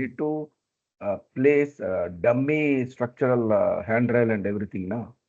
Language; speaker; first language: English; non-native, learner; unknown